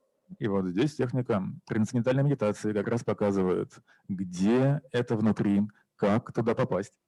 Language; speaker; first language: Russian; native; Russian